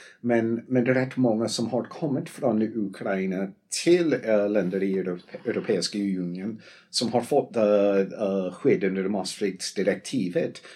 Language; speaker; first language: Swedish; non-native, fluent; English